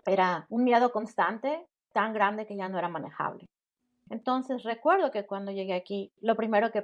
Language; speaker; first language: Spanish; native; Spanish